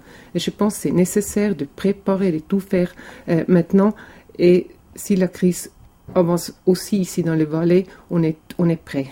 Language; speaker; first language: French; non-native, local second language; German